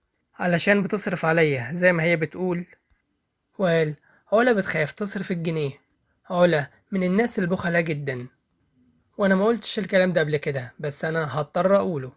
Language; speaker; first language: Arabic; native; Arabic